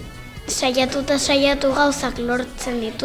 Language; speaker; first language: Basque; non-native, local second language; Spanish